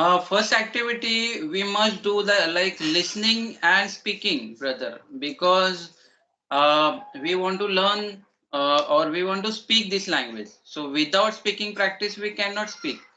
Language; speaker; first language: English; non-native, learner; Marathi